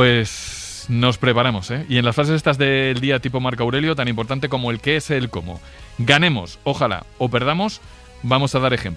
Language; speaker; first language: Spanish; native; Spanish